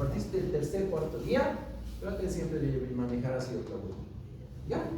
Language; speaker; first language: Spanish; native; Spanish